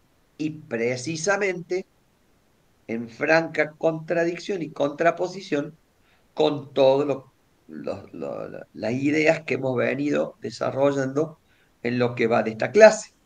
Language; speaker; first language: Spanish; native; Spanish